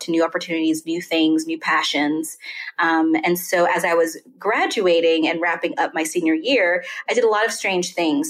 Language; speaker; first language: English; native; English